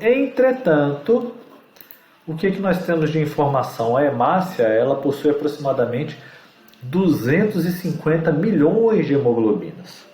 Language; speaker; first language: Portuguese; native; Portuguese